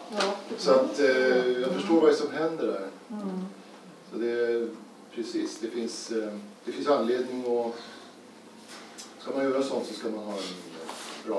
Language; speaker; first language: Swedish; native; Swedish